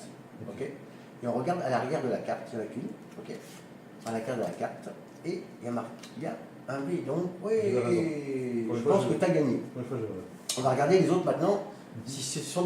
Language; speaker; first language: French; native; French